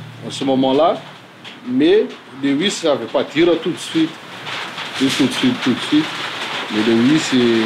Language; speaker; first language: French; non-native, local second language; Malagasy